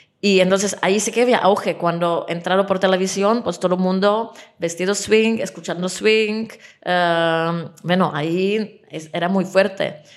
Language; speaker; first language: Spanish; non-native, fluent; Czech